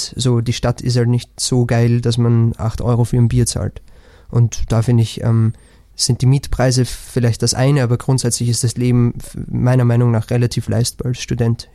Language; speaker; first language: German; native; German